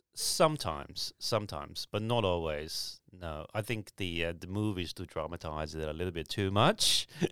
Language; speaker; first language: English; early bilingual, other home language; Chinese